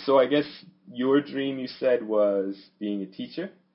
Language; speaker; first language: English; native; English